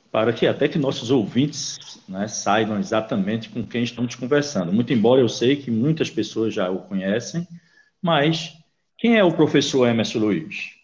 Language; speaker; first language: Portuguese; native; Portuguese